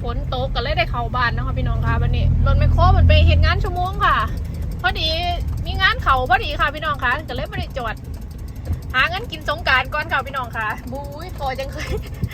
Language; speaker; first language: Thai; non-native, local second language; Northeastern Thai